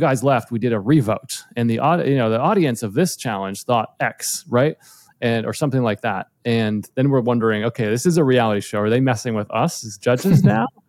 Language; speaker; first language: English; native; English